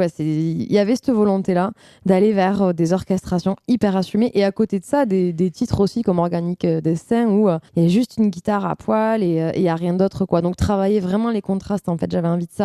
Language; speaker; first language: French; native; French